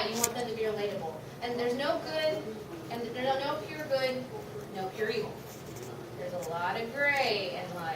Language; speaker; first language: English; native; English